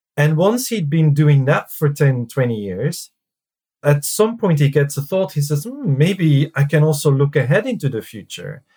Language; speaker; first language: English; non-native, fluent; Dutch